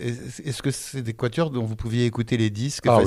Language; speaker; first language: French; native; French